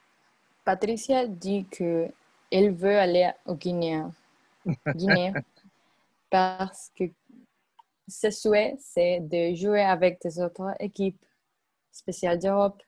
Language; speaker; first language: French; non-native, learner; Spanish